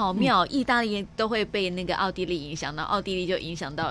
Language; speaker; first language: Chinese; native; Chinese